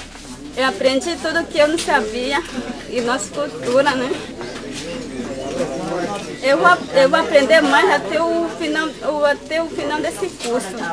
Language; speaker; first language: Portuguese; non-native, local second language; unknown